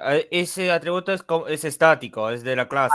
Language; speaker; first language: Spanish; native; Spanish